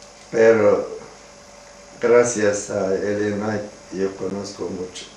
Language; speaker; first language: Spanish; non-native, learner; Romanian